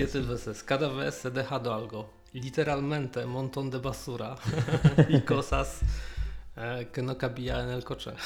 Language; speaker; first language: Spanish; non-native, learner; Polish